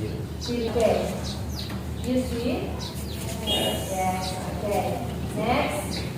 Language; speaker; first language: English; non-native, local second language; Indonesian